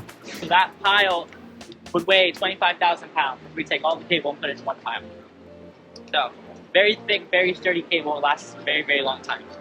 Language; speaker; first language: English; native; English